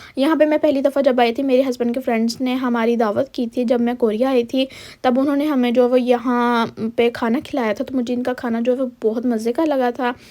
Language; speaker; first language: Urdu; native; Urdu